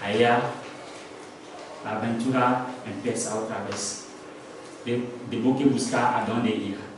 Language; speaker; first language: Spanish; non-native, learner; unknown